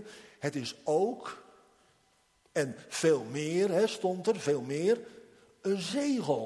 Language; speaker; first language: Dutch; native; Dutch